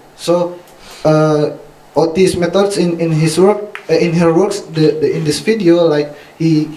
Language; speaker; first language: English; non-native, fluent; Indonesian